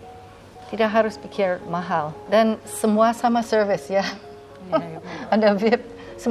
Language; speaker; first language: Indonesian; non-native, fluent; English